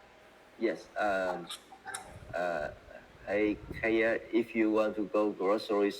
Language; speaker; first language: English; non-native, learner; Vietnamese